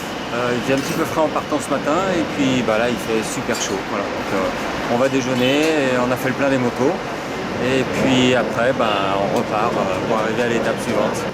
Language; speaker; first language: French; native; French